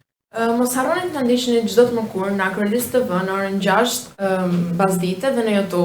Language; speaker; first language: Albanian; native; Albanian